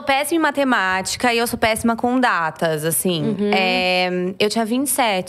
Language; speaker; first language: Portuguese; native; Portuguese